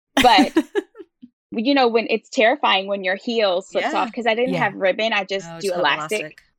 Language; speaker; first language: English; native; English